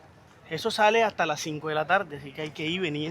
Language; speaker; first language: Spanish; native; Spanish